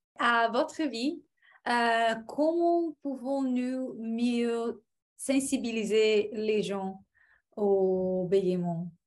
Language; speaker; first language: French; non-native, fluent; Portuguese